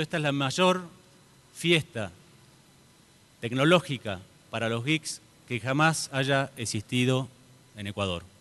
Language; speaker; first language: Spanish; native; Spanish